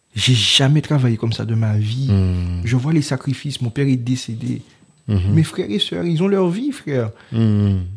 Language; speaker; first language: French; early bilingual, other home language; Haitian Creole